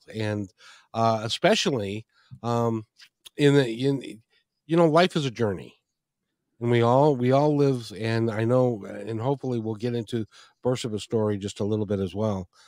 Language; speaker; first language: English; native; English